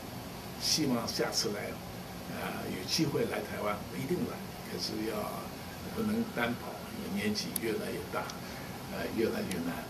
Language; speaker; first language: Chinese; non-native, local second language; Cantonese